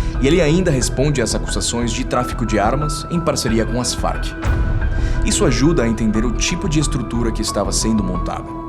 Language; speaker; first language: Portuguese; non-native, fluent; Spanish